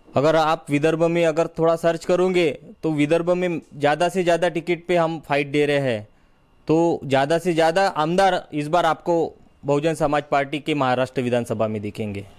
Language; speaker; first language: Hindi; non-native, local second language; Marathi